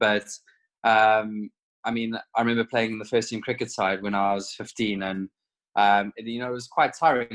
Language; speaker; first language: English; native; English